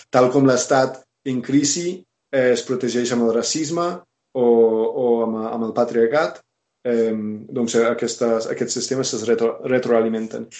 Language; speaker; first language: Catalan; non-native, fluent; English